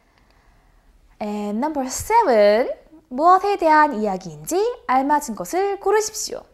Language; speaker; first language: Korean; non-native, fluent; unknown